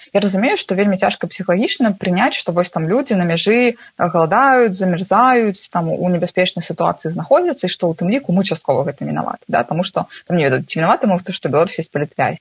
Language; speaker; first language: Belarusian; non-native, local second language; Russian